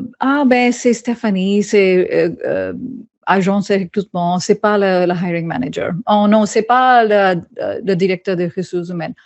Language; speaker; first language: French; non-native, fluent; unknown